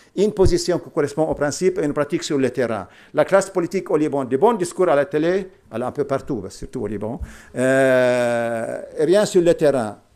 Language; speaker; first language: French; non-native, local second language; Arabic